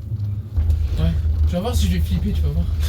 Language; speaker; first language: French; native; French